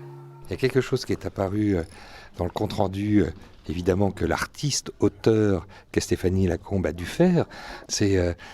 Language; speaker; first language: French; native; French